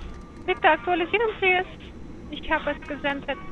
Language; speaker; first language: German; non-native, learner; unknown